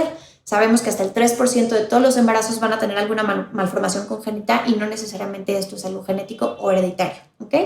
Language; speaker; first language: Spanish; native; Spanish